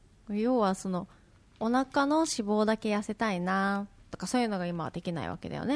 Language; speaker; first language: Japanese; native; Japanese